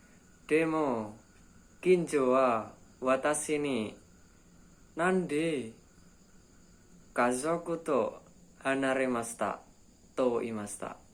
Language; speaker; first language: Japanese; non-native, learner; Indonesian